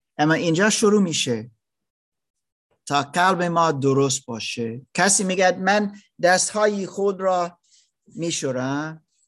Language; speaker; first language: Persian; non-native, learner; German